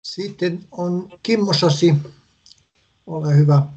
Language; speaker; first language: Finnish; native; Finnish